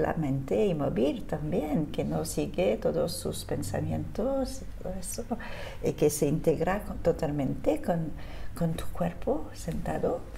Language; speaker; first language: Spanish; non-native, fluent; French